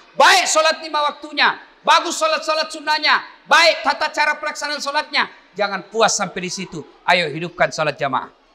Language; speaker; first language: Indonesian; non-native, local second language; Buginese